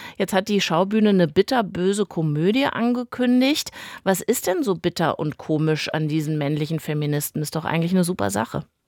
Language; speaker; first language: German; native; German